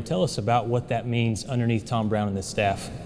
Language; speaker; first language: English; native; English